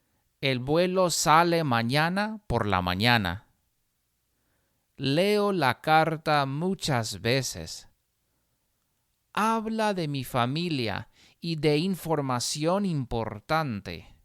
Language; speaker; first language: Spanish; non-native, fluent; English